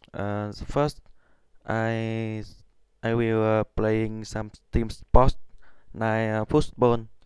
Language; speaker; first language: English; non-native, learner; Vietnamese